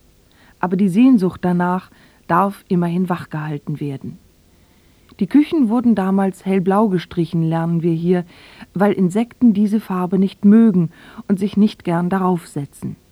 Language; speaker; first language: German; native; German